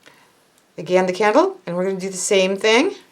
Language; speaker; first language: English; non-native, fluent; French